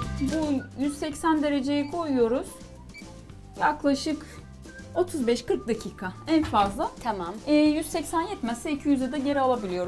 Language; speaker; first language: Turkish; native; Turkish